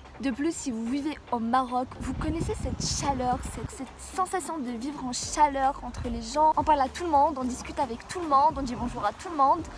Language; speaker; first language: French; non-native, local second language; Arabic